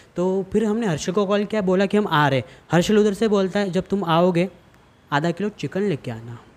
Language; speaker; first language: Hindi; non-native, local second language; Marathi